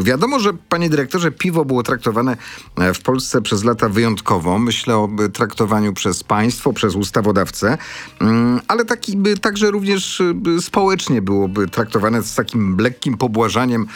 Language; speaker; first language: Polish; native; Polish